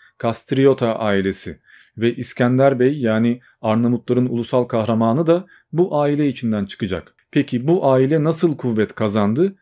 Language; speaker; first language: Turkish; native; Turkish